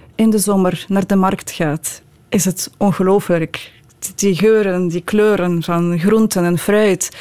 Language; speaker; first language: Dutch; non-native, fluent; Ukrainian